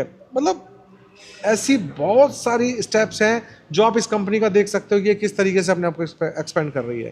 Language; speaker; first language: Hindi; native; Hindi